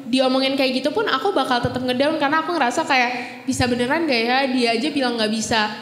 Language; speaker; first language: Indonesian; native; Indonesian